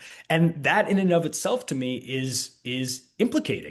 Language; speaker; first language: English; native; English